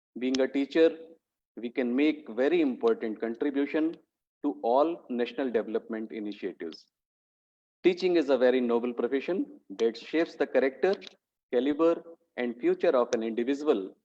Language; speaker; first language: English; non-native, local second language; Hindi